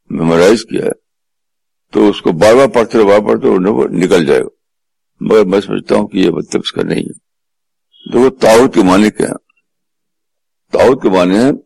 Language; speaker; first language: Urdu; native; Urdu